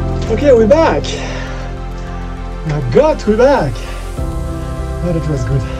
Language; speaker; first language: English; non-native, fluent; French